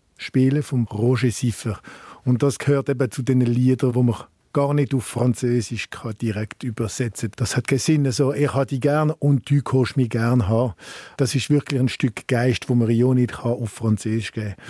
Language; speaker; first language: German; non-native, local second language; Swiss German